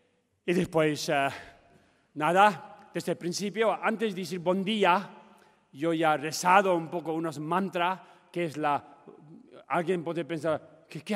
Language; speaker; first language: Spanish; non-native, learner; Tibetan